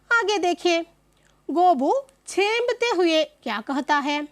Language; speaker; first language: Hindi; non-native, local second language; Malayalam